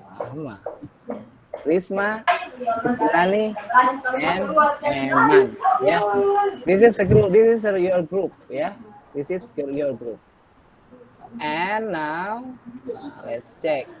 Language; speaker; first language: English; non-native, learner; Indonesian